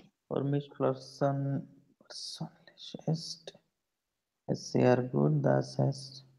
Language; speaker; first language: German; non-native, learner; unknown